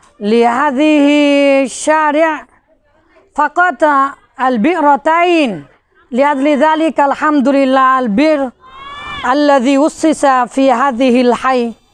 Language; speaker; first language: Arabic; non-native, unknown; Bangla